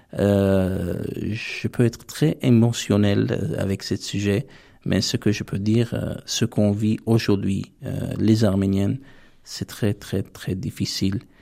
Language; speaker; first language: French; non-native, fluent; Armenian